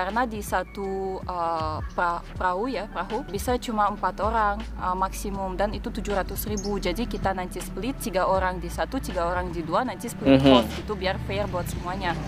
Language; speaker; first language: Indonesian; non-native, fluent; Russian